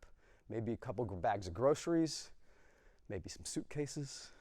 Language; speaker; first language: English; native; English